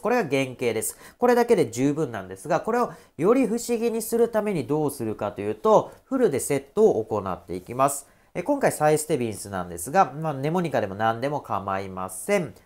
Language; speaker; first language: Japanese; native; Japanese